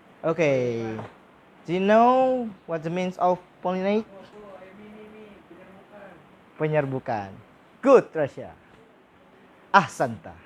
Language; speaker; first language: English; non-native, learner; Indonesian